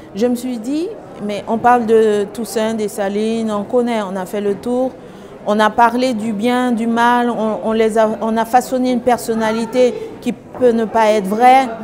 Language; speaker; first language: French; non-native, local second language; Haitian Creole